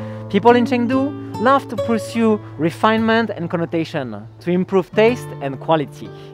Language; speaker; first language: English; non-native, fluent; French